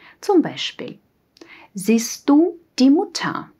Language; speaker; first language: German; non-native, fluent; Russian